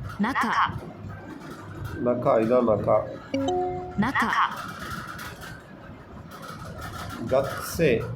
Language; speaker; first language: Japanese; non-native, learner; Tamil